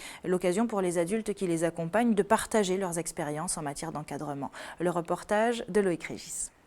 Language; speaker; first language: French; native; French